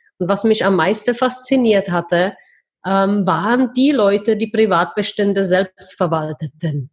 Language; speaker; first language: German; non-native, fluent; Czech